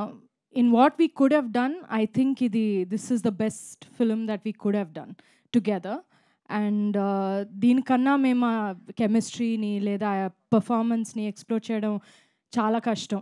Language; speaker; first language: Telugu; non-native, local second language; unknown